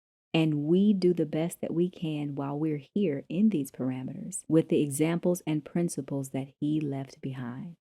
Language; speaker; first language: English; native; English